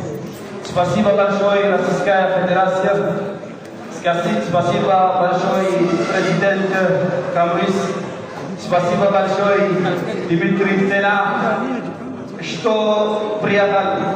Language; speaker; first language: Russian; non-native, learner; Comorian